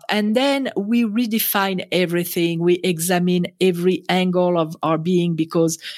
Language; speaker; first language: English; non-native, fluent; French